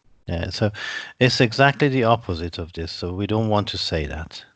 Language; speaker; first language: English; non-native, fluent; Persian